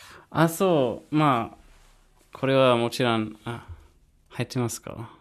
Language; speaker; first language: Japanese; non-native, fluent; English